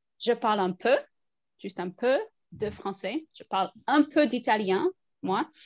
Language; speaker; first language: French; non-native, fluent; English